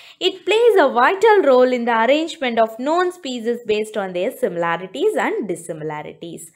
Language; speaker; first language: English; non-native, local second language; Tamil